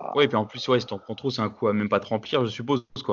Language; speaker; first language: French; native; French